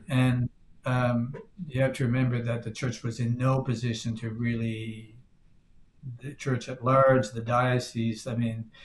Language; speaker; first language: English; native; English